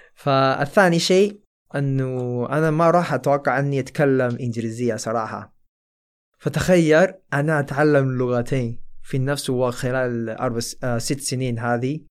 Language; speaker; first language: Arabic; non-native, fluent; Chinese